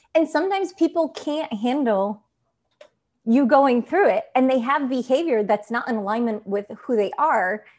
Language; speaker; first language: English; non-native, fluent; Italian